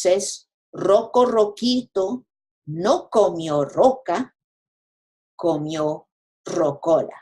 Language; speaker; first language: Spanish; non-native, fluent; English